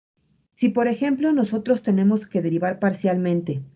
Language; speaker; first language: Spanish; native; Spanish